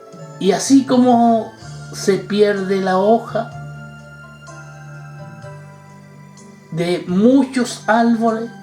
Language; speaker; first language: Spanish; native; Spanish